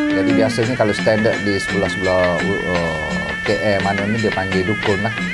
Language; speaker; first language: Malay; native; Malay